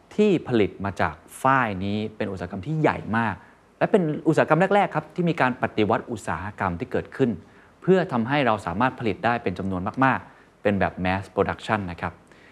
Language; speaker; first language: Thai; native; Thai